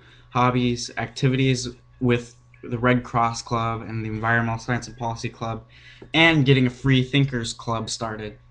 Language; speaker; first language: English; native; English